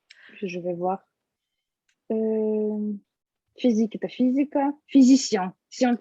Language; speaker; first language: French; non-native, fluent; Russian